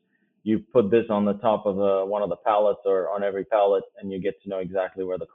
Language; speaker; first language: English; non-native, fluent; Albanian